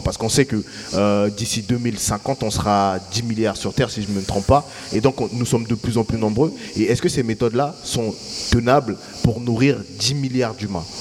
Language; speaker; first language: French; native; French